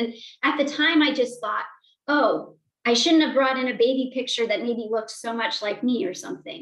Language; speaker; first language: English; native; English